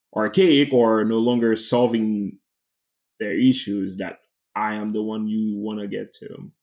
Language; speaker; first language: English; non-native, fluent; French